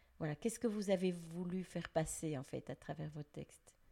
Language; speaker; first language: French; native; French